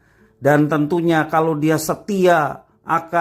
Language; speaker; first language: Indonesian; native; Indonesian